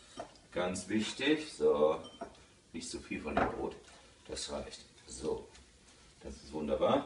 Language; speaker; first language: German; early bilingual, other home language; Italian